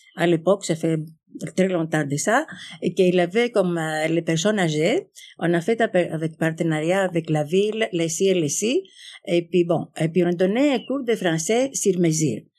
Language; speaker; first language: French; non-native, fluent; Greek